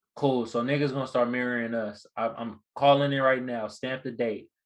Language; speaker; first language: English; native; English